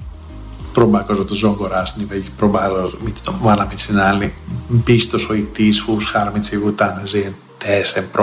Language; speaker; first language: Hungarian; non-native, learner; Greek